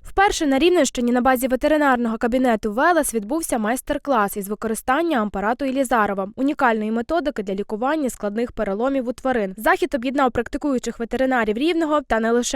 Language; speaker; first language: Ukrainian; native; Ukrainian